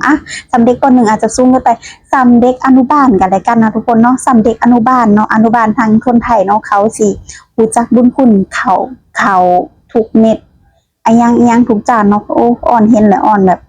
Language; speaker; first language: Thai; non-native, local second language; Northeastern Thai